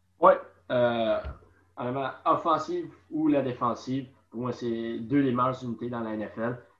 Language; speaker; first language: French; native; French